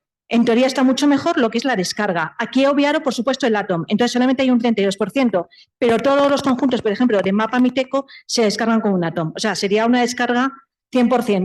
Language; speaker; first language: Spanish; native; Spanish